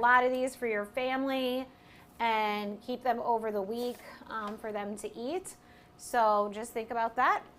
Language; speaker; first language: English; native; English